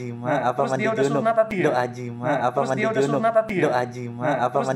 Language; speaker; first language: Indonesian; native; Indonesian